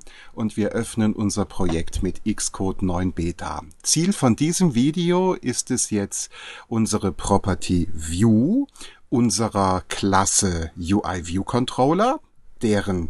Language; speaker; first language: German; native; German